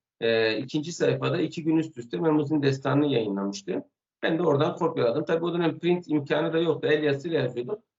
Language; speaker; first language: Turkish; non-native, local second language; Kurdish